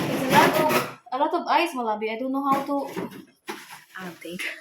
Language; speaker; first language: English; non-native, learner; Filipino